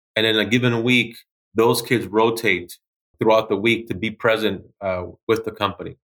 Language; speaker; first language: English; native; English